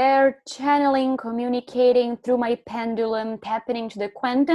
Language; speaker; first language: English; non-native, fluent; Portuguese